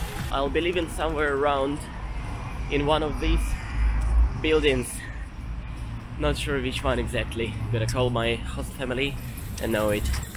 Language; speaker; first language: English; non-native, fluent; Russian